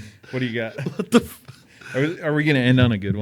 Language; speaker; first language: English; native; English